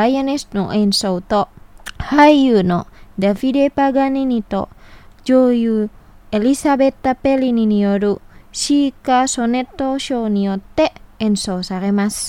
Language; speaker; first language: Japanese; non-native, fluent; Indonesian